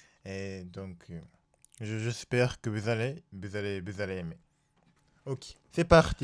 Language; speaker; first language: French; non-native, learner; Japanese